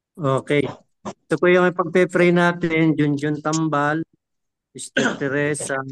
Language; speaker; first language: Filipino; native; Filipino